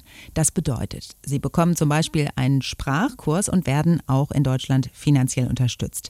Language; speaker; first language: German; native; German